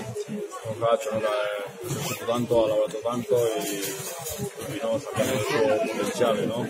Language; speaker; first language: Italian; non-native, fluent; Spanish